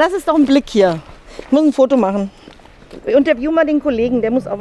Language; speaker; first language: German; native; German